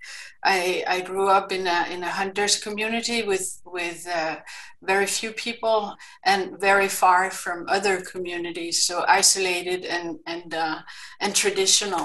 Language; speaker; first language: English; non-native, fluent; Kalaallisut